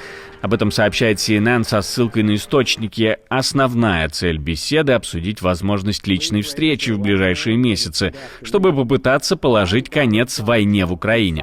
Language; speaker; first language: Russian; native; Russian